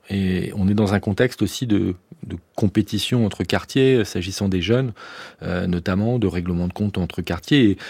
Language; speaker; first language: French; native; French